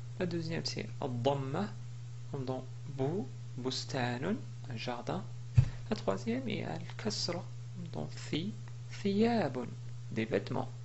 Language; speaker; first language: French; native; French